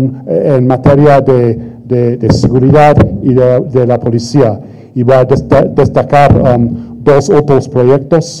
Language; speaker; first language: Spanish; non-native, fluent; English